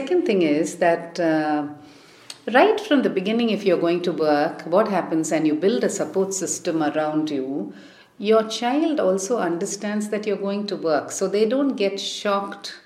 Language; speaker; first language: English; non-native, local second language; Tamil